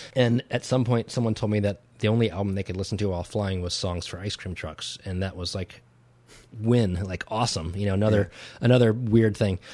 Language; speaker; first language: English; native; English